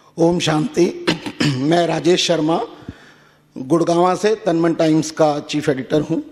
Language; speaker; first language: Hindi; native; Hindi